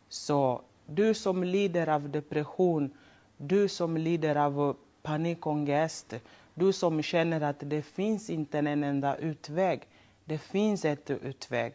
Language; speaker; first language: Swedish; non-native, local second language; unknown